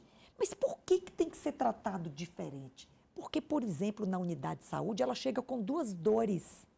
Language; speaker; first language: Portuguese; native; Portuguese